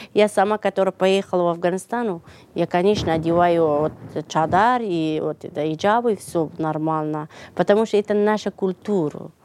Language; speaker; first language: Russian; non-native, learner; Persian